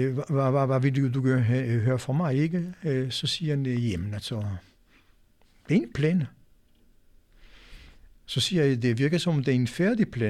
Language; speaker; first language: Danish; non-native, fluent; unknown